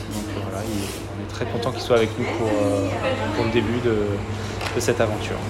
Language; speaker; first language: French; native; French